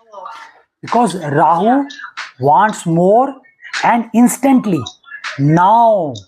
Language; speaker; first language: English; non-native, local second language; Hindi